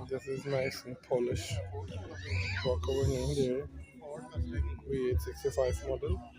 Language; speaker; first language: English; non-native, local second language; Urdu